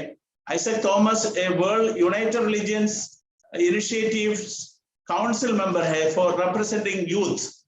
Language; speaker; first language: Hindi; non-native, local second language; Malayalam